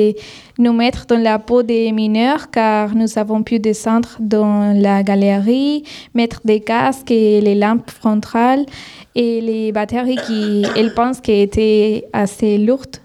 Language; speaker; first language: French; non-native, fluent; Spanish